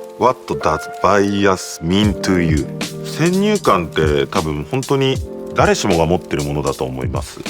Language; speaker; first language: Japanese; native; Japanese